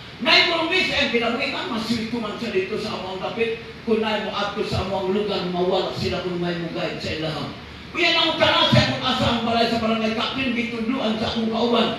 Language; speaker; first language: Cebuano; non-native, local second language; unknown